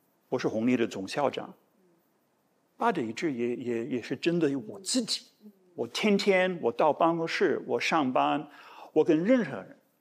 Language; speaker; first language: Chinese; non-native, fluent; English